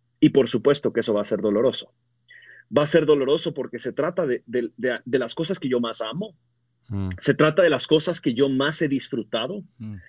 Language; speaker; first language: Spanish; early bilingual, other home language; English